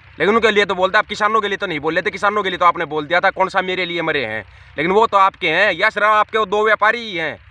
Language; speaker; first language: Hindi; non-native, local second language; Punjabi